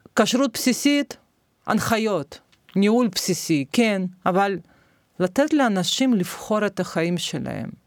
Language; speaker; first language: Hebrew; non-native, fluent; Russian